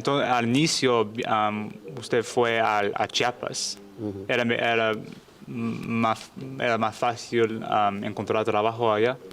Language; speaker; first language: Spanish; non-native, learner; English